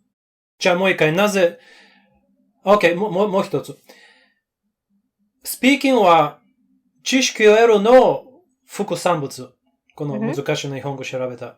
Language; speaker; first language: Japanese; non-native, learner; English